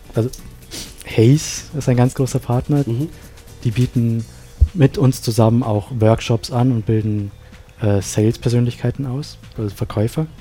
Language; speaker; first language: German; non-native, fluent; Sinhala